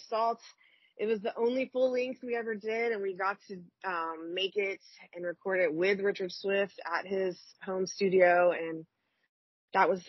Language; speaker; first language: English; native; English